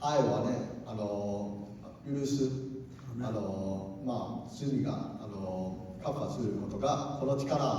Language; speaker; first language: Japanese; non-native, learner; Cantonese